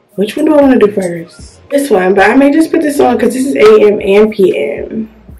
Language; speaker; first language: English; native; English